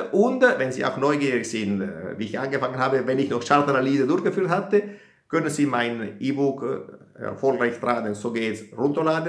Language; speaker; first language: German; non-native, fluent; Italian